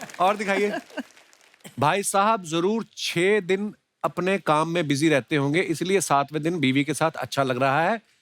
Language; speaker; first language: Hindi; non-native, local second language; Punjabi